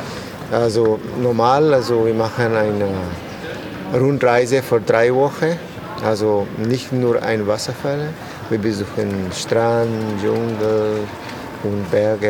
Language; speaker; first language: German; non-native, learner; Spanish